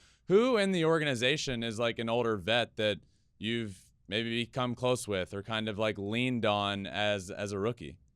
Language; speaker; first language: English; native; English